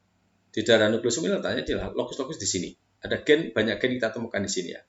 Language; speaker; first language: Indonesian; native; Indonesian